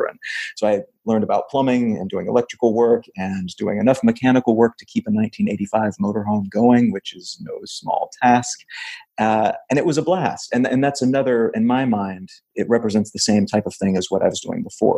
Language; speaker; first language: English; native; English